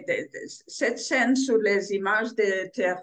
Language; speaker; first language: French; non-native, learner; Spanish